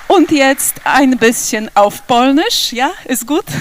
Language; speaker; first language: German; non-native, learner; Polish